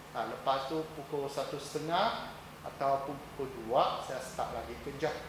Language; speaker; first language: Malay; non-native, local second language; Chinese